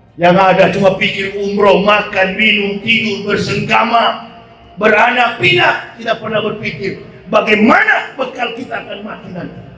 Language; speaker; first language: Indonesian; native; Indonesian